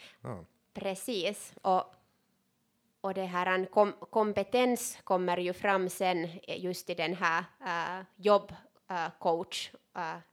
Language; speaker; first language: Swedish; non-native, local second language; Finnish